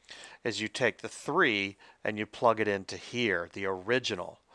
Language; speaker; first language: English; native; English